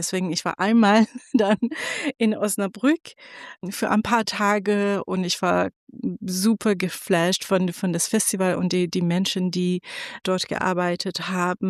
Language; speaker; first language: German; non-native, fluent; Persian